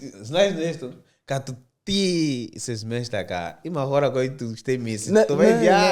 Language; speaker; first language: Bulgarian; non-native, learner; Portuguese